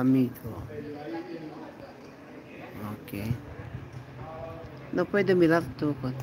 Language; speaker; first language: Spanish; non-native, learner; Iloko